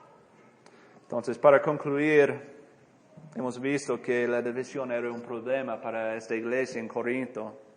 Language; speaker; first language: Spanish; non-native, fluent; English